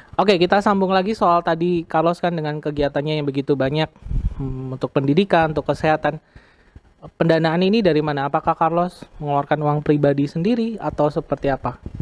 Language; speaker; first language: Indonesian; native; Indonesian